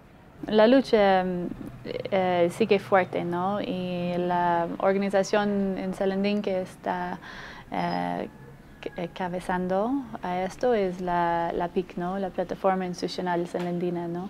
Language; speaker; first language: Spanish; non-native, fluent; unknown